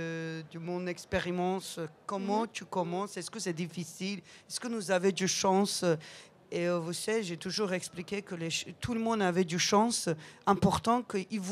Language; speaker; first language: French; non-native, learner; Georgian